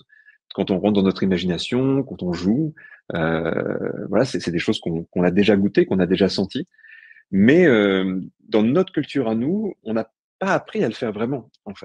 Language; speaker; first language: French; native; French